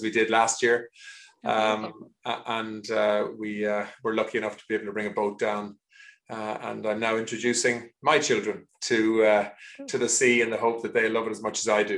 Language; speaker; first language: English; native; English